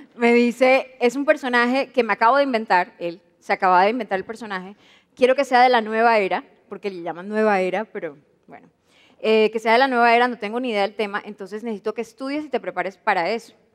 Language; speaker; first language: Spanish; native; Spanish